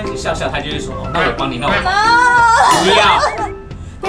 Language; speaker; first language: Chinese; native; Chinese